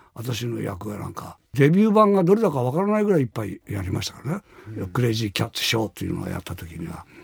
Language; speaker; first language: Japanese; native; Japanese